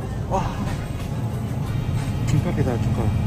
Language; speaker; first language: Korean; native; Korean